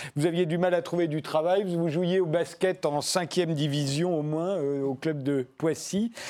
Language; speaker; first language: French; native; French